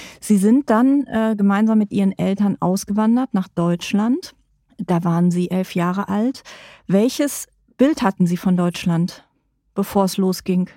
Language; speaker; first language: German; native; German